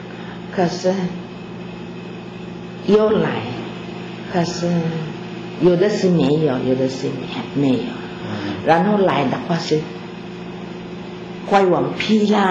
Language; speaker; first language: Chinese; non-native, learner; Filipino